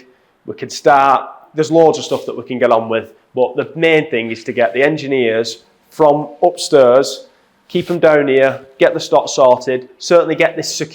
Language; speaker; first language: English; native; English